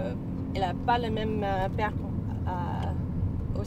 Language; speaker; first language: French; non-native, learner; English